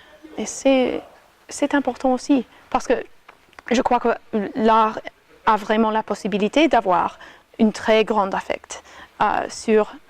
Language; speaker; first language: French; non-native, fluent; English